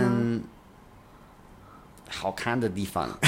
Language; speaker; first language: Chinese; non-native, learner; English